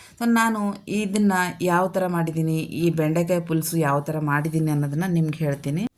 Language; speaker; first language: Kannada; non-native, local second language; Telugu